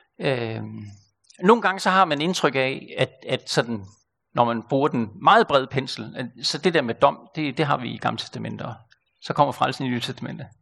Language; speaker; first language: Danish; native; Danish